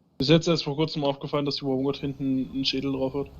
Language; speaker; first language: German; native; German